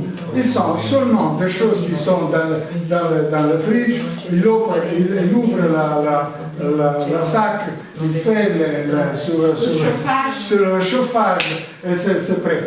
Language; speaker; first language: French; non-native, learner; Italian